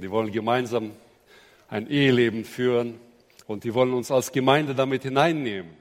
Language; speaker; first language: German; native; German